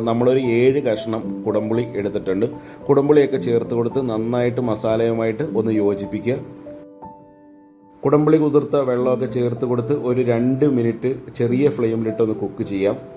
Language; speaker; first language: Malayalam; native; Malayalam